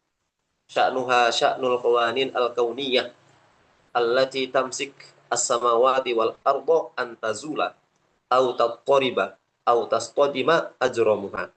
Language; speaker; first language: Arabic; non-native, fluent; Indonesian